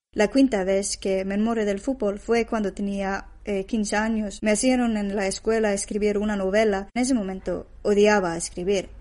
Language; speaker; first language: Spanish; non-native, fluent; Swedish